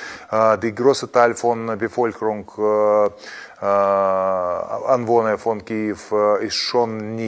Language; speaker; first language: German; non-native, fluent; Russian